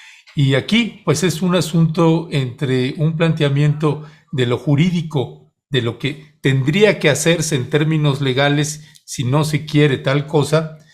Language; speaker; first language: Spanish; native; Spanish